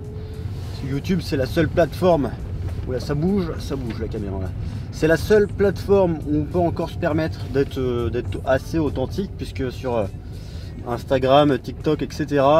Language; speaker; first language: French; native; French